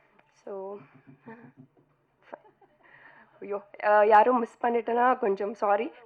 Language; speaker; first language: Tamil; non-native, fluent; Telugu